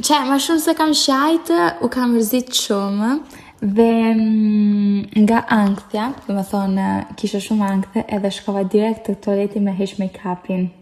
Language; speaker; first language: Albanian; early bilingual, heritage; Albanian